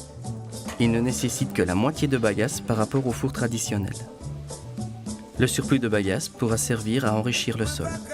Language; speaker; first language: French; native; French